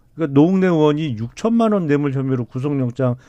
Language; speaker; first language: Korean; native; Korean